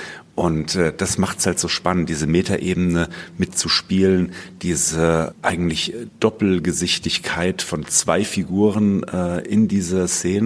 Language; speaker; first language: German; native; German